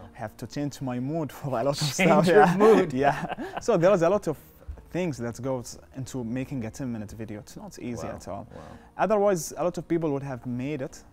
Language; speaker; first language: English; non-native, fluent; Arabic